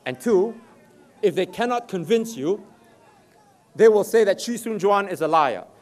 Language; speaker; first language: English; native; English